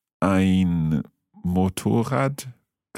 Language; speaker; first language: German; non-native, fluent; English